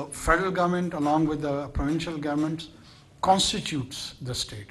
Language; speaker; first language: English; non-native, local second language; Pashto